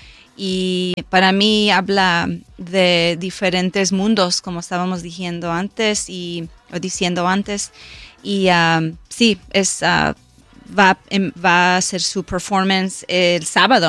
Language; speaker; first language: Spanish; early bilingual, heritage; Spanish